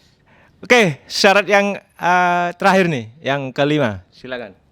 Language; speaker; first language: Indonesian; native; Indonesian